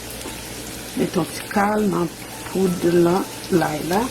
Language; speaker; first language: French; non-native, local second language; Haitian Creole